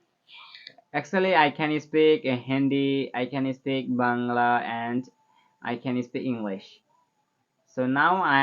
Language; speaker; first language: English; non-native, learner; Bangla